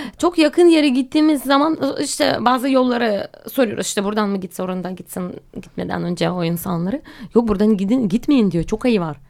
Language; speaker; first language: Turkish; non-native, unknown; Russian